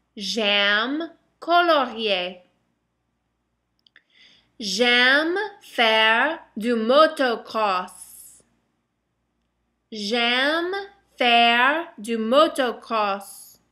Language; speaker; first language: French; non-native, fluent; English